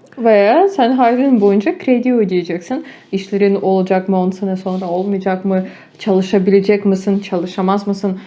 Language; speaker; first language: Turkish; non-native, fluent; Ukrainian